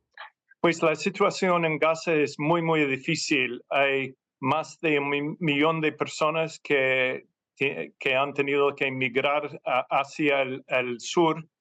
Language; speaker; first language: Spanish; non-native, fluent; English